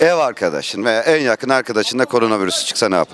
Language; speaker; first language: Turkish; native; Turkish